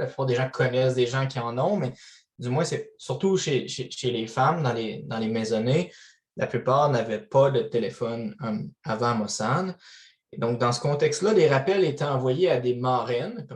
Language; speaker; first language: French; native; French